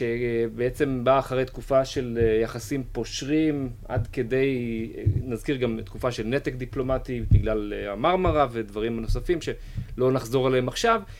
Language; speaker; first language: Hebrew; native; Hebrew